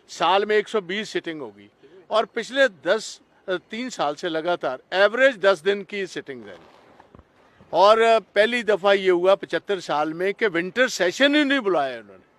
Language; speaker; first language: Hindi; non-native, local second language; Punjabi